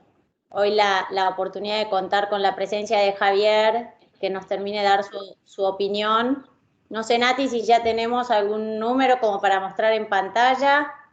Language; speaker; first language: Spanish; native; Spanish